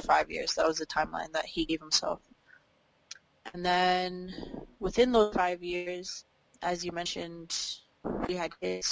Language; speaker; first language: English; native; English